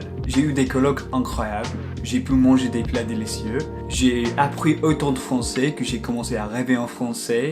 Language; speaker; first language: French; non-native, fluent; English